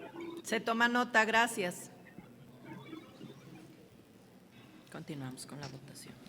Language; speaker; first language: Spanish; native; Spanish